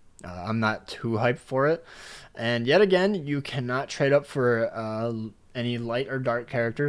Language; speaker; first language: English; native; English